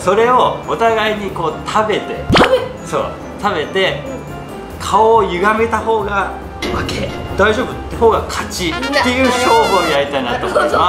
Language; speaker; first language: Japanese; native; Japanese